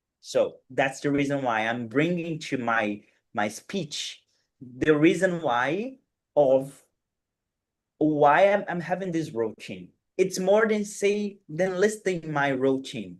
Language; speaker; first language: English; non-native, fluent; Portuguese